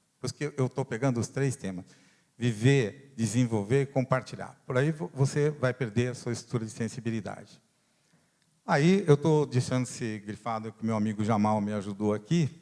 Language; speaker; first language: Portuguese; non-native, fluent; Italian